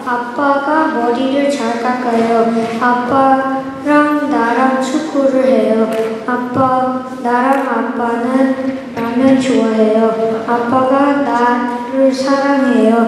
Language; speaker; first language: Korean; early bilingual, heritage; Korean